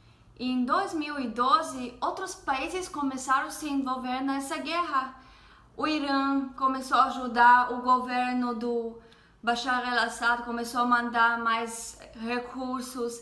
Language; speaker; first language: Portuguese; non-native, fluent; Hebrew